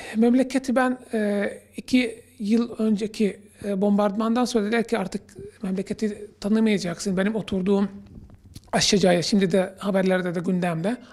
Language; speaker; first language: Turkish; non-native, fluent; Arabic